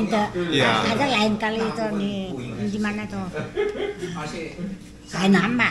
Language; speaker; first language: Indonesian; non-native, local second language; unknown